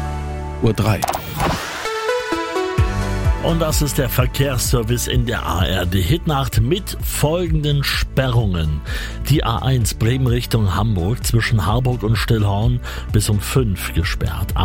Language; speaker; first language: German; native; German